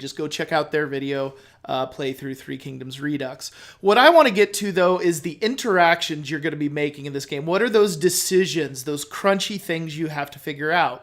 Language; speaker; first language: English; native; English